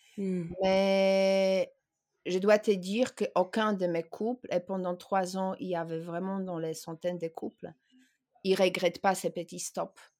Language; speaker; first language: French; non-native, fluent; Polish